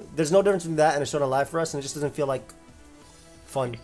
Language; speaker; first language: English; native; English